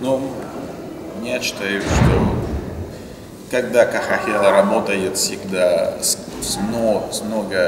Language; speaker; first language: Russian; non-native, learner; French